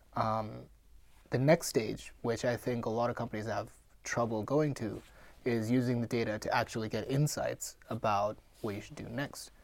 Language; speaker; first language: English; non-native, local second language; Gujarati